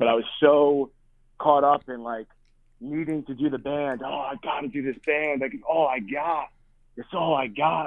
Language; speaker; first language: English; native; English